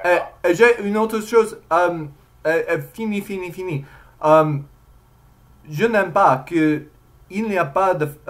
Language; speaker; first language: French; non-native, learner; English